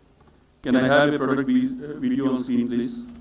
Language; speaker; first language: English; non-native, local second language; Hindi